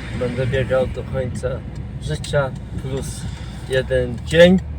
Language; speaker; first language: Polish; non-native, fluent; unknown